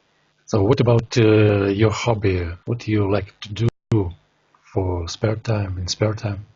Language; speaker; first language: English; non-native, learner; Russian